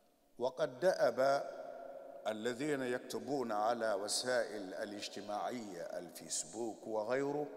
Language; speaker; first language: Arabic; non-native, fluent; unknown